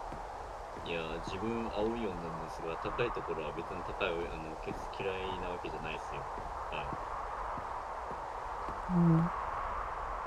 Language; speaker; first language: Japanese; native; Japanese